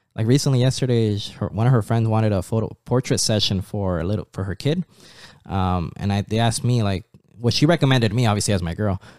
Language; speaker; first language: English; early bilingual, other home language; Spanish